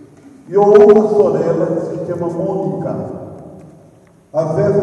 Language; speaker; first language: Italian; non-native, fluent; Portuguese